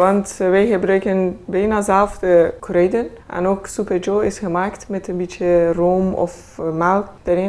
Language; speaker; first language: Dutch; non-native, fluent; Persian